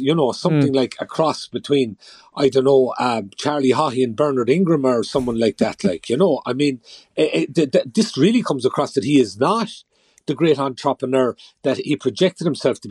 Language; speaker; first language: English; native; English